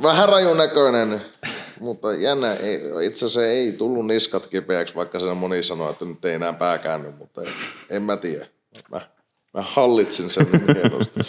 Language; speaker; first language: Finnish; native; Finnish